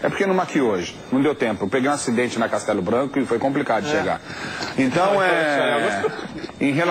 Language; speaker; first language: Portuguese; native; Portuguese